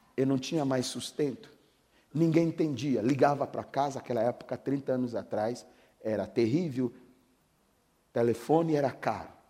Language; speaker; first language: Portuguese; non-native, fluent; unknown